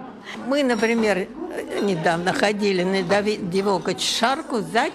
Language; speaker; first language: Czech; non-native, learner; Russian